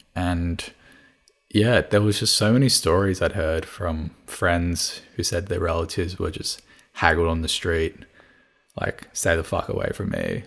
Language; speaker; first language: English; non-native, local second language; Cantonese